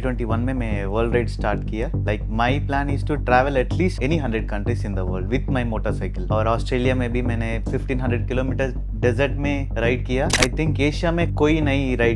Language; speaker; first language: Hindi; non-native, local second language; Telugu